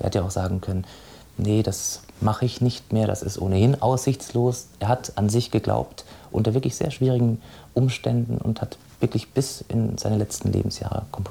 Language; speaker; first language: German; native; German